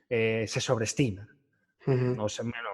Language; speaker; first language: Spanish; native; Spanish